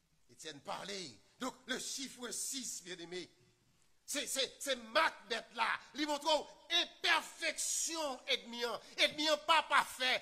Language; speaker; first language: French; native; French